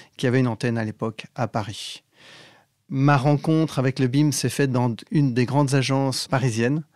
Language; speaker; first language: French; native; French